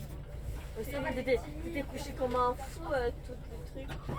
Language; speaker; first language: French; native; French